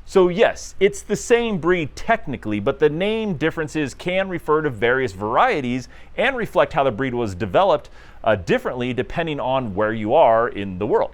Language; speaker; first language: English; native; English